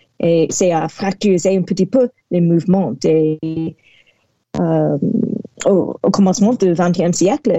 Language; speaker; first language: French; non-native, learner; English